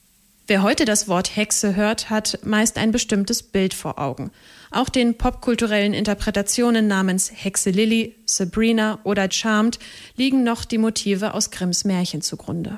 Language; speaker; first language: German; native; German